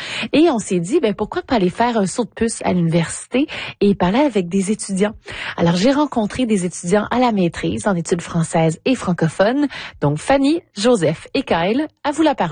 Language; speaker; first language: French; native; French